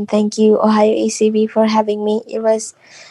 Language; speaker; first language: English; non-native, local second language; Nepali